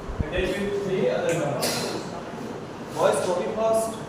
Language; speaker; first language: English; non-native, local second language; Hindi